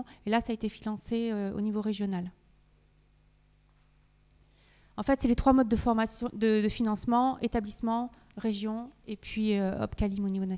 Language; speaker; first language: French; native; French